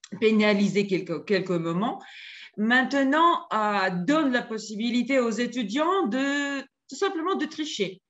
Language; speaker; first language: French; non-native, fluent; Georgian